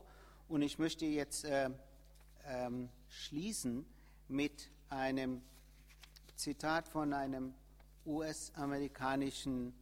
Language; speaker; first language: German; non-native, fluent; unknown